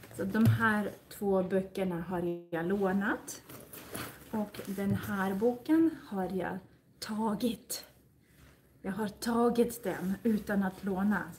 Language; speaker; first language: Swedish; non-native, fluent; Russian